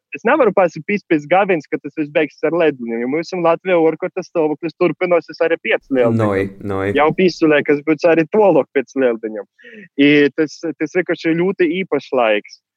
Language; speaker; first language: Latvian; non-native, fluent; Russian